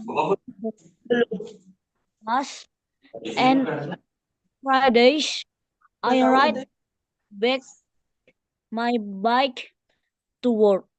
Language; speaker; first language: English; non-native, learner; Indonesian